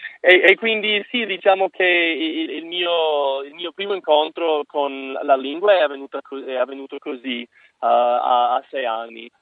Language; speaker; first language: Italian; non-native, fluent; English